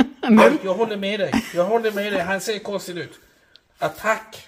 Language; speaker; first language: Swedish; non-native, fluent; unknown